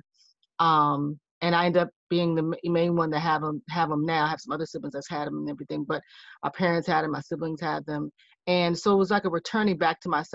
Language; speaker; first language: English; native; English